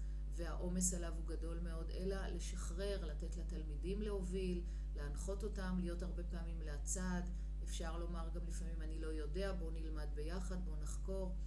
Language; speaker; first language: Hebrew; native; Hebrew